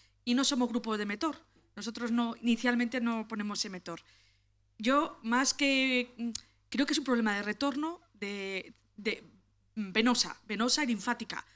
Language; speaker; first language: Spanish; native; Spanish